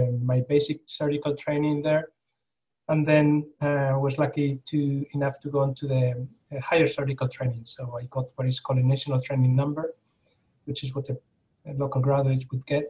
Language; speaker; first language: English; non-native, fluent; Spanish